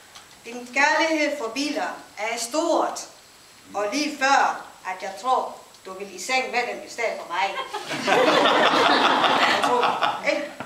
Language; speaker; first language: Danish; non-native, learner; Filipino